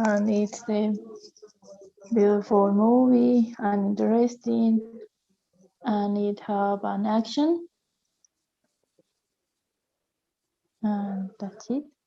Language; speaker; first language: English; non-native, learner; Spanish